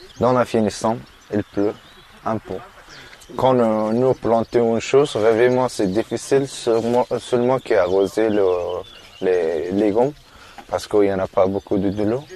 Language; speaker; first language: French; non-native, learner; Persian